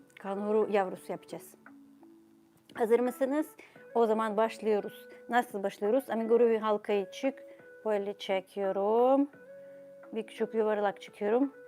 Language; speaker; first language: Turkish; non-native, fluent; Ukrainian